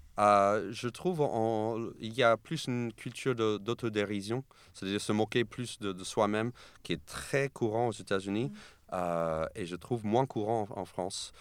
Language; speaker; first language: French; non-native, fluent; English